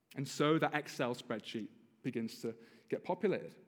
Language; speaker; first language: English; native; English